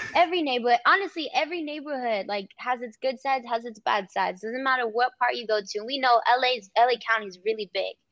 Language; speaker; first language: English; early bilingual, other home language; Spanish